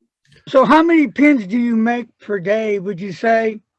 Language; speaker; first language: English; native; English